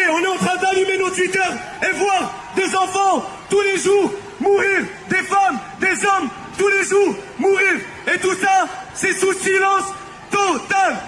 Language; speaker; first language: French; non-native, local second language; Arabic